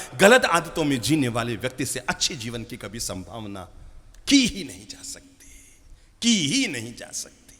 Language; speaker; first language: Hindi; native; Hindi